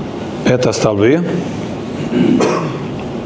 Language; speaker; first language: Russian; non-native, learner; Serbian